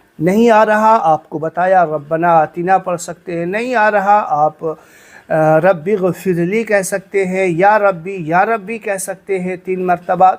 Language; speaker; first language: Urdu; native; Urdu